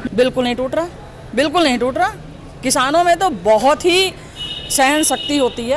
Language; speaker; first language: Hindi; native; Hindi